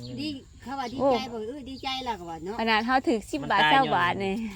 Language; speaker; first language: Thai; non-native, local second language; Northeastern Thai